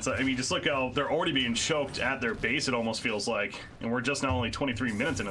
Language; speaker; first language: English; native; English